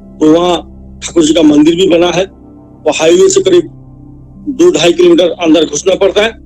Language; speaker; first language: Hindi; non-native, local second language; Assamese